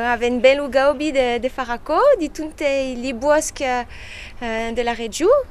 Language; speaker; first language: Occitan; non-native, local second language; French